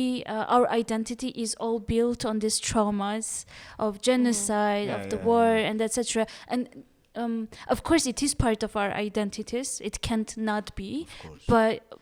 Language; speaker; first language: English; non-native, fluent; Armenian